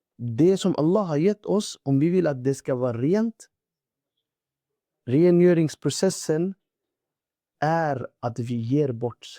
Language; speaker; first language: Swedish; non-native, fluent; Urdu